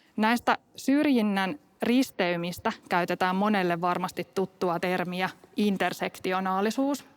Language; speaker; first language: Finnish; native; Finnish